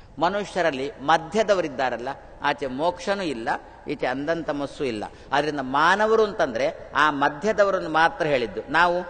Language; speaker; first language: Kannada; non-native, local second language; Tulu